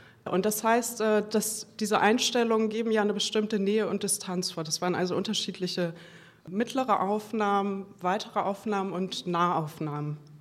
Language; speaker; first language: German; native; German